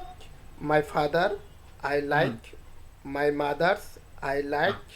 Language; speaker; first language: English; non-native, learner; Bangla